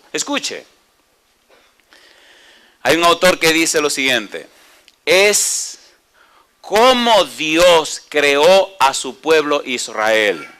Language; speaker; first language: Spanish; native; Spanish